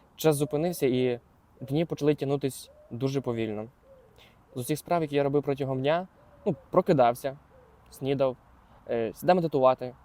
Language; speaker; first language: Ukrainian; non-native, local second language; Russian